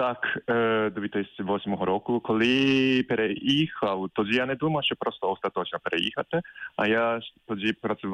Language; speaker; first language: Ukrainian; non-native, fluent; Japanese